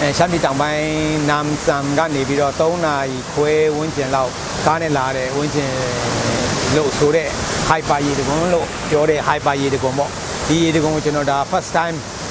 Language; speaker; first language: Burmese; non-native, local second language; Shan